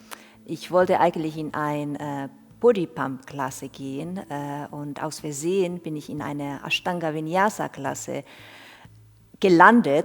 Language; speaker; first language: German; non-native, fluent; Finnish